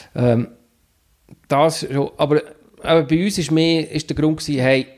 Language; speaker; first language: German; native; German